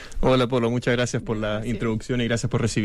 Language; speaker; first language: Spanish; native; Spanish